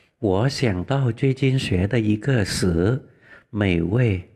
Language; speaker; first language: Chinese; non-native, fluent; Vietnamese